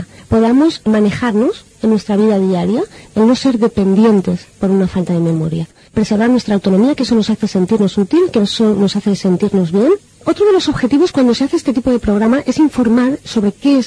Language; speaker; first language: Spanish; native; Spanish